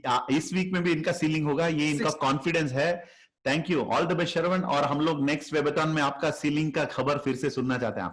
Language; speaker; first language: Hindi; native; Hindi